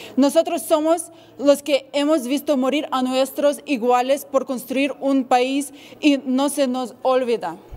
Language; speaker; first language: Spanish; non-native, fluent; Ukrainian